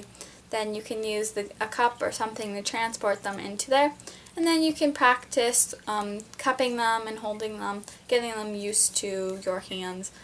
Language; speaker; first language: English; native; English